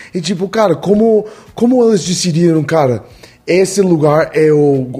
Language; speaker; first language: Portuguese; non-native, learner; English